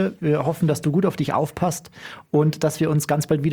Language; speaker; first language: German; native; German